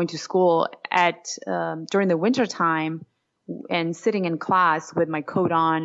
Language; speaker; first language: English; non-native, fluent; Georgian